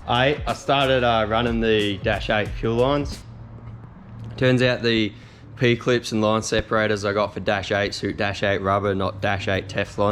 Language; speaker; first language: English; native; English